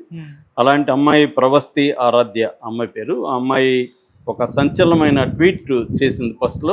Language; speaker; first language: Telugu; native; Telugu